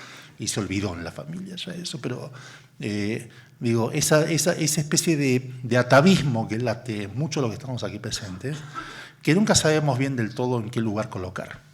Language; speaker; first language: Spanish; native; Spanish